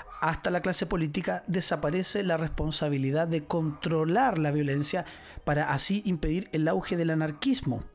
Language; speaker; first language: Spanish; native; Spanish